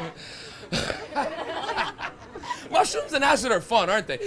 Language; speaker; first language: English; native; English